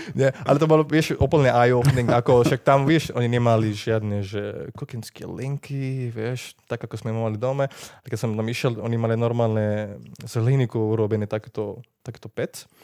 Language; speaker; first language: Slovak; non-native, fluent; Hindi